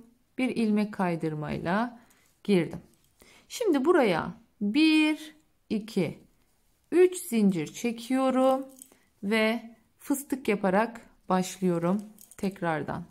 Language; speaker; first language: Turkish; native; Turkish